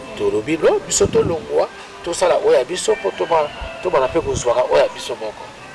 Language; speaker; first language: Lingala; native; Lingala